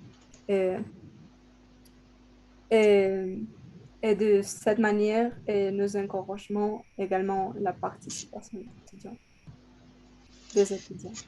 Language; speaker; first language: French; non-native, learner; Spanish